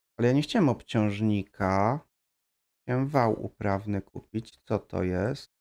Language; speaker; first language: Polish; native; Polish